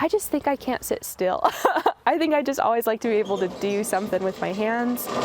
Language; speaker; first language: English; native; English